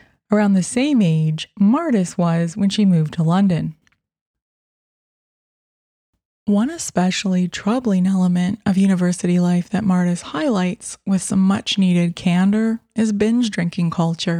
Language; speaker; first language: English; native; English